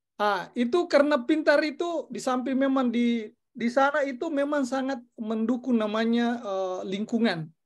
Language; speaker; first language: Indonesian; non-native, local second language; Buginese